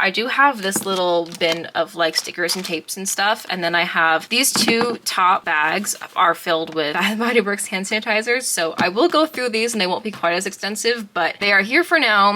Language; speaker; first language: English; native; English